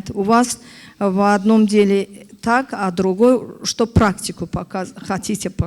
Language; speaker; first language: Russian; non-native, learner; Azerbaijani